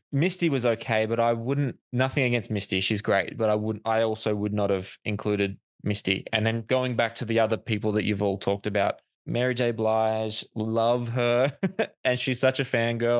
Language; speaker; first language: English; native; English